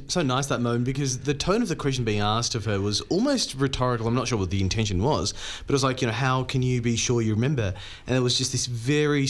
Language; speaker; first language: English; non-native, local second language; Hindi